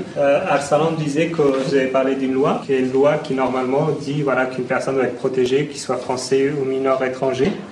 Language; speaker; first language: French; native; French